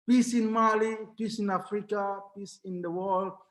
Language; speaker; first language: English; non-native, learner; Bambara